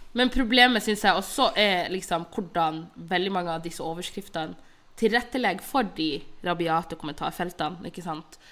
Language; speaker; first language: Norwegian; early bilingual, other home language; Somali